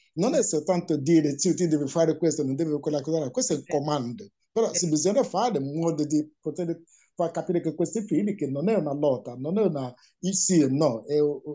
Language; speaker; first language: Italian; non-native, fluent; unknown